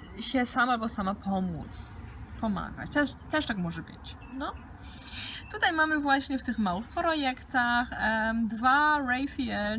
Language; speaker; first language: Polish; early bilingual, heritage; Polish